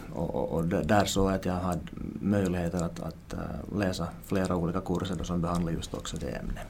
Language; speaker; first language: Swedish; native; Swedish